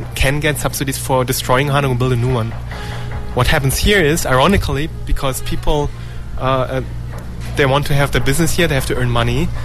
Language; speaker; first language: English; non-native, fluent; German